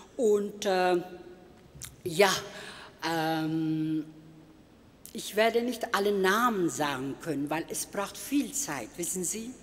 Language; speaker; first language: German; non-native, fluent; Turkish